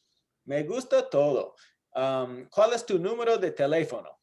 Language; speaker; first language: Spanish; non-native, fluent; English